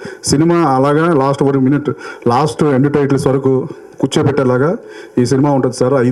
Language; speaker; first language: Telugu; native; Telugu